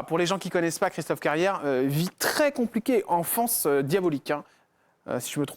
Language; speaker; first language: French; native; French